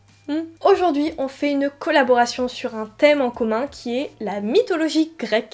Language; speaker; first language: French; native; French